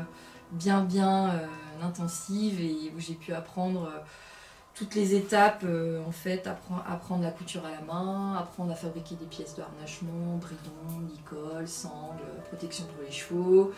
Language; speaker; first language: French; native; French